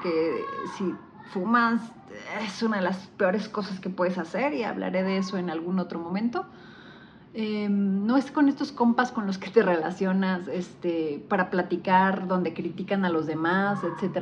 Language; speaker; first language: Spanish; native; Spanish